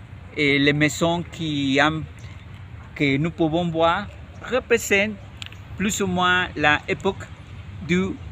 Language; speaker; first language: French; non-native, learner; Spanish